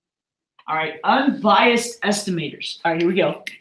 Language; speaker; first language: English; native; English